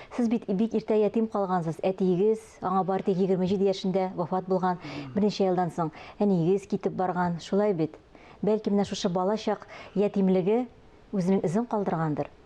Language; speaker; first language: Tatar; native; Tatar